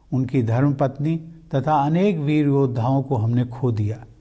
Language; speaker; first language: Hindi; native; Hindi